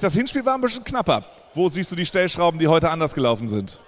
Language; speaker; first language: German; native; German